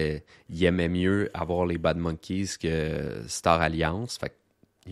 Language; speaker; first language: French; native; French